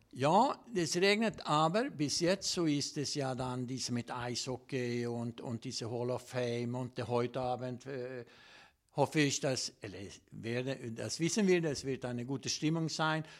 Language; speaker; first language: German; non-native, fluent; Swedish